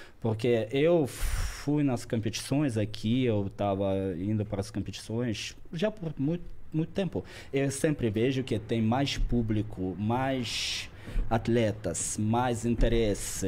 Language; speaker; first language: Portuguese; non-native, fluent; Russian